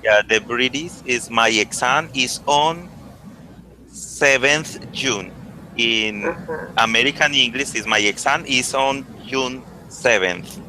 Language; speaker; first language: English; non-native, learner; Spanish